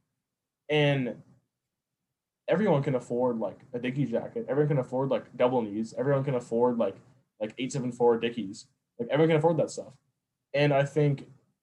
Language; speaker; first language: English; native; English